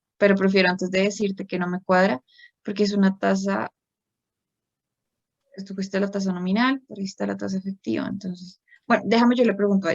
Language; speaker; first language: Spanish; native; Spanish